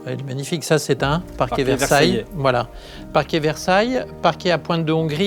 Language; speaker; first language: French; native; French